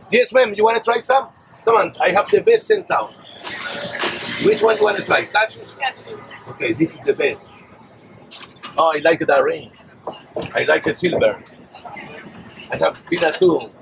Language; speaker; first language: English; non-native, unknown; Spanish